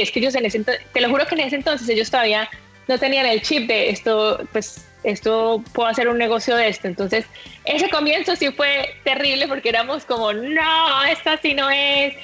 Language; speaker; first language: Spanish; native; Spanish